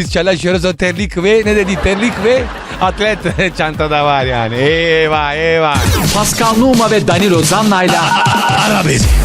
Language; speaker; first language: Turkish; non-native, learner; Italian